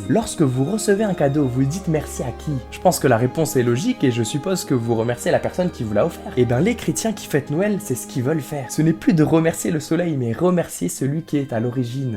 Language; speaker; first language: French; native; French